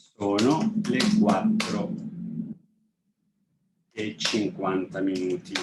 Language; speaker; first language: Italian; non-native, fluent; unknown